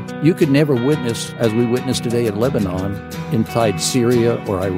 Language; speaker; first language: English; native; English